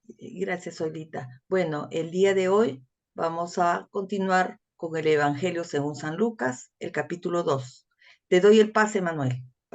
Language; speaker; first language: Spanish; native; Spanish